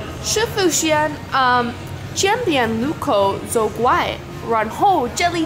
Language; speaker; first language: Chinese; non-native, learner; English